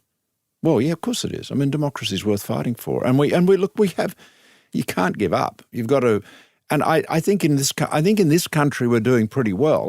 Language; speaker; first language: English; native; English